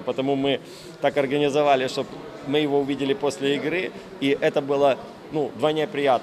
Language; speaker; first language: Russian; native; Russian